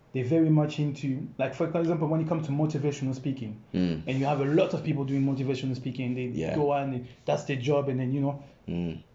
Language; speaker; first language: English; non-native, fluent; French